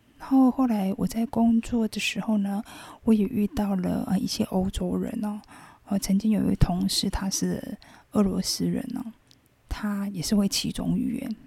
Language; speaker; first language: Chinese; non-native, local second language; Min Nan Chinese